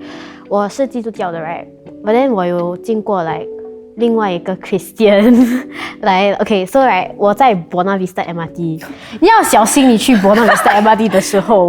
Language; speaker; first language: Chinese; non-native, local second language; English